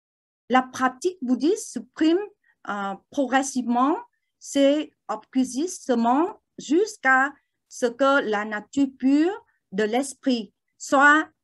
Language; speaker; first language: French; non-native, learner; Vietnamese